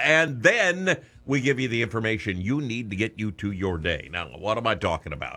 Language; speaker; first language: English; native; English